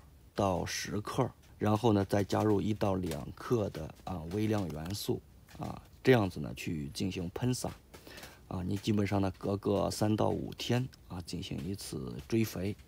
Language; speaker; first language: Chinese; native; Chinese